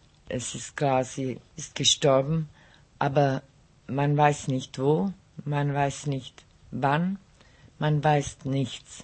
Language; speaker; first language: German; non-native, local second language; Czech